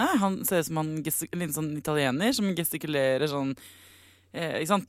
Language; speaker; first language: Norwegian; native; Norwegian